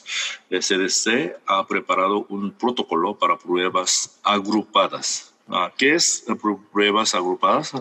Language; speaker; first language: Spanish; non-native, fluent; Korean